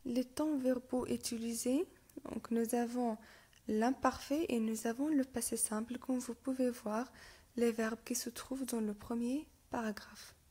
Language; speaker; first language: French; non-native, local second language; Arabic